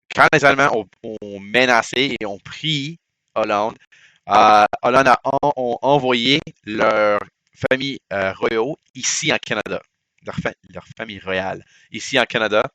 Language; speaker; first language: French; non-native, local second language; English